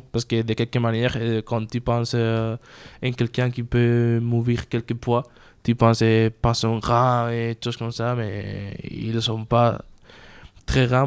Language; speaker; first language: French; non-native, learner; Spanish